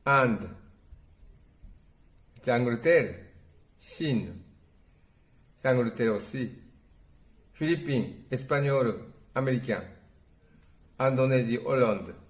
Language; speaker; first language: French; non-native, learner; Japanese